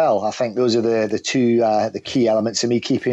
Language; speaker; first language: English; native; English